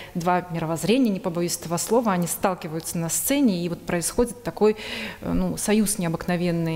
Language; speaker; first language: Russian; native; Russian